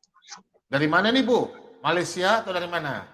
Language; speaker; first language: Indonesian; native; Indonesian